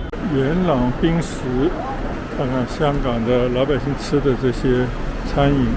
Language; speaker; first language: Chinese; native; Chinese